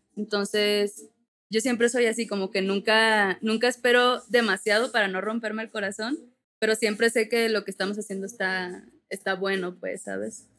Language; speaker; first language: Spanish; native; Spanish